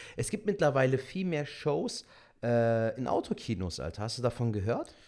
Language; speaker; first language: German; early bilingual, other home language; Turkish